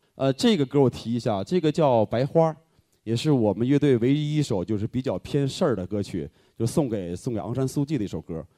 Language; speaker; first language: Chinese; native; Chinese